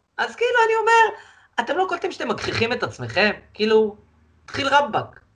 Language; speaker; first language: Hebrew; native; Hebrew